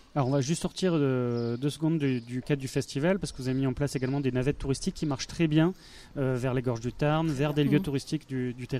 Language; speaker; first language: French; native; French